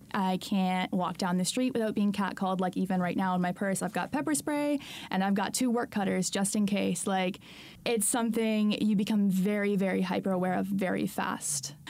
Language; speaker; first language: English; native; English